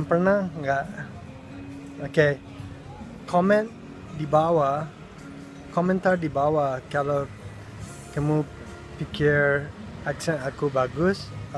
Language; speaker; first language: Indonesian; non-native, learner; English